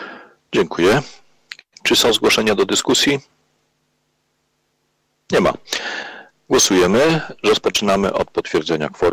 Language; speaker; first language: Polish; native; Polish